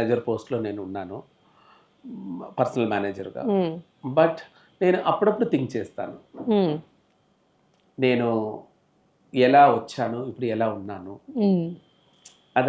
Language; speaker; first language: Telugu; non-native, local second language; Tamil